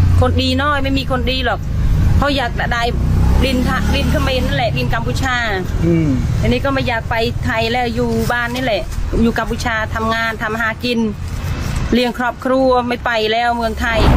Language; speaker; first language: Thai; non-native, fluent; Khmer